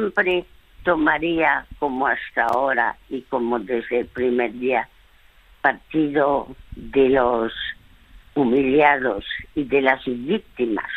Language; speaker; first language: Spanish; early bilingual, other home language; French